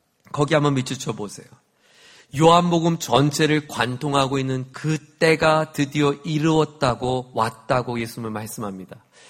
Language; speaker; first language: Korean; native; Korean